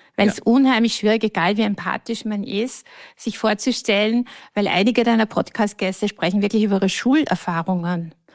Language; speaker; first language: German; native; German